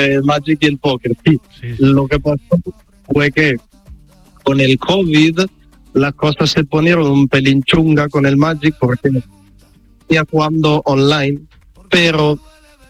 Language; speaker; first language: Spanish; non-native, fluent; Italian